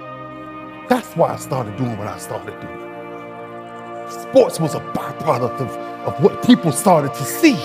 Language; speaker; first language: English; native; English